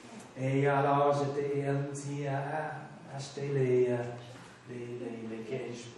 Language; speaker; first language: French; non-native, fluent; English